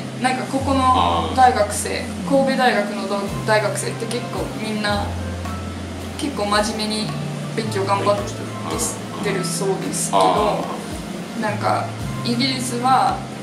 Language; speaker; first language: Japanese; non-native, fluent; English